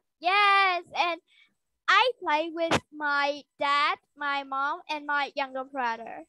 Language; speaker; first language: English; non-native, learner; Vietnamese